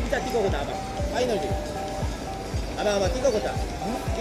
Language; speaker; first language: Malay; non-native, learner; Korean